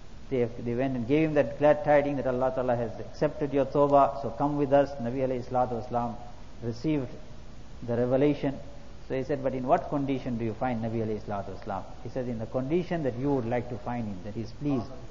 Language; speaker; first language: English; native; English